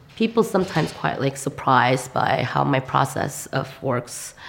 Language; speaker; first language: English; non-native, fluent; Korean